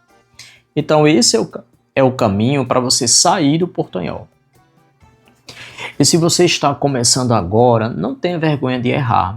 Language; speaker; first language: Portuguese; non-native, fluent; Spanish